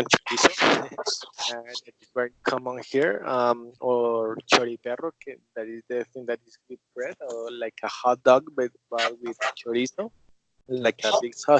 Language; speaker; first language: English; non-native, learner; Spanish